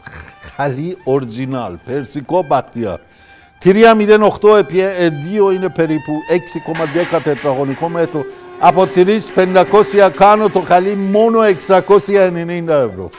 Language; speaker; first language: Greek; non-native, learner; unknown